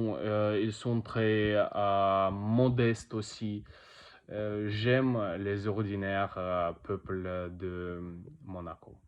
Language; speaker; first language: French; non-native, learner; Russian